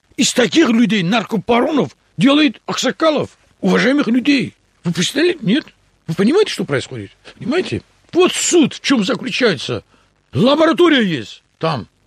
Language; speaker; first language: Russian; non-native, local second language; Talysh